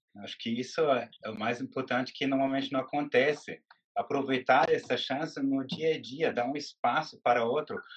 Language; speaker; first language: Portuguese; non-native, fluent; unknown